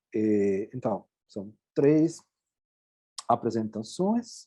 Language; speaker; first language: Portuguese; non-native, fluent; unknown